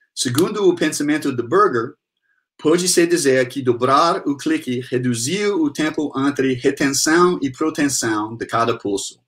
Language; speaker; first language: Portuguese; non-native, fluent; English